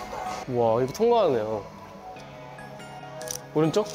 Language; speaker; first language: Korean; native; Korean